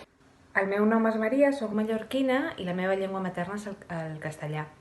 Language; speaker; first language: Catalan; non-native, local second language; Spanish